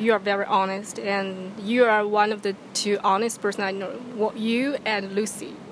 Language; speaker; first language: English; non-native, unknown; Chinese